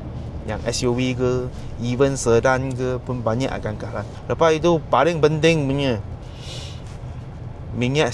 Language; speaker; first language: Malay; non-native, local second language; Chinese